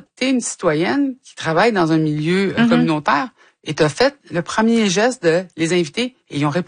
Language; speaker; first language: French; native; French